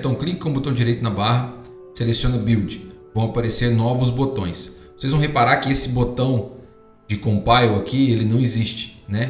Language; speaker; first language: Portuguese; native; Portuguese